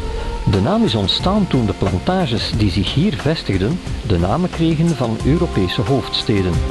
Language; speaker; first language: Dutch; native; Dutch